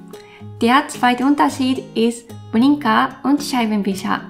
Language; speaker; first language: German; non-native, fluent; Japanese